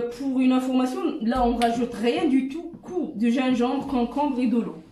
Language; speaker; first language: French; non-native, local second language; Arabic